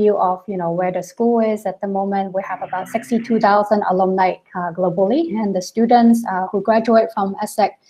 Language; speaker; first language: English; non-native, local second language; Cantonese